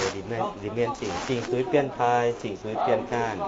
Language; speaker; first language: Chinese; non-native, learner; Thai